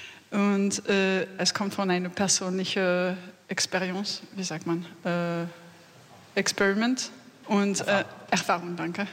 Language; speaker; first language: German; non-native, learner; French